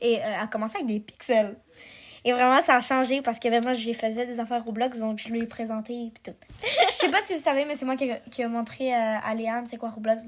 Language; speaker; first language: French; native; French